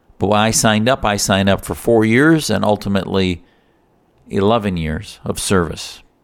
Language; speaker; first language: English; native; English